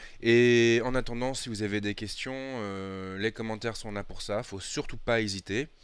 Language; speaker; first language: French; native; French